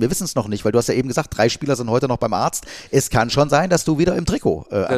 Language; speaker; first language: German; native; German